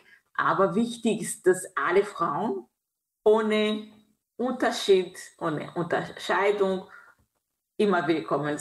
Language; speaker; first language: German; non-native, fluent; Kinyarwanda